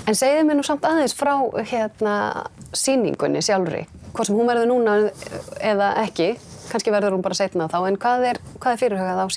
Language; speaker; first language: Icelandic; native; Icelandic